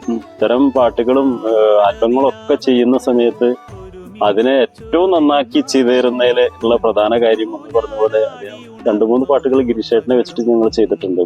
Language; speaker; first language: Malayalam; native; Malayalam